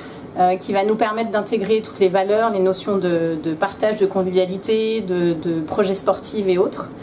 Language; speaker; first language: French; native; French